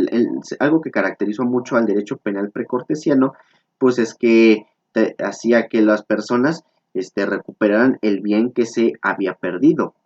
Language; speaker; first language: Spanish; native; Spanish